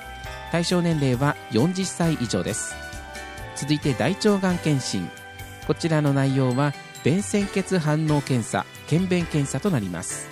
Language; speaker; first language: Japanese; native; Japanese